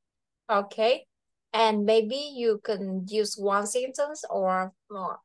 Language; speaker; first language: English; non-native, fluent; Vietnamese